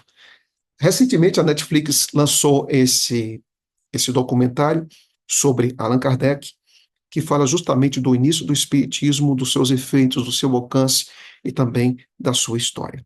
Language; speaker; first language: Portuguese; native; Portuguese